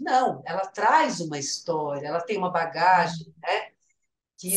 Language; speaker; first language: Portuguese; native; Portuguese